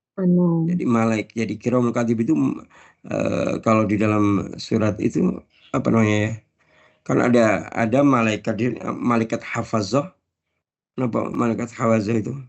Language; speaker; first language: Indonesian; native; Indonesian